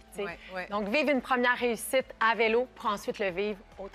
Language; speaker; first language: French; native; French